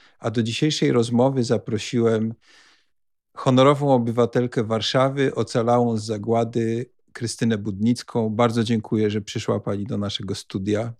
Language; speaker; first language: Polish; native; Polish